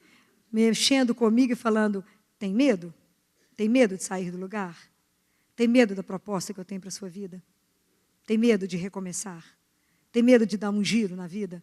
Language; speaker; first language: Portuguese; native; Portuguese